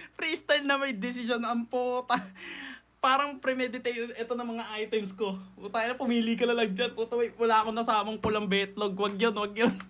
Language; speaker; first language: Filipino; native; Filipino